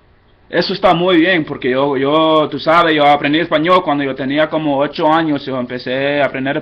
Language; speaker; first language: Spanish; non-native, fluent; English